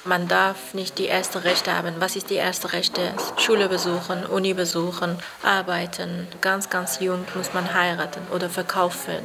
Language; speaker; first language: German; non-native, learner; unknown